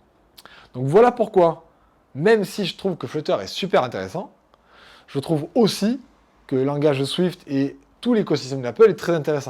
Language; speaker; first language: French; native; French